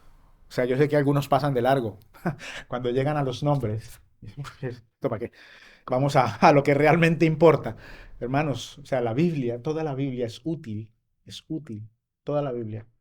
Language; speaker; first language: Spanish; native; Spanish